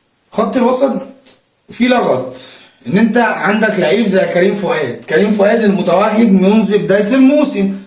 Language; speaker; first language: Arabic; native; Arabic